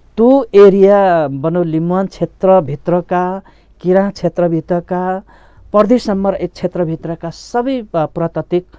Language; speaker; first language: Nepali; non-native, local second language; Limbu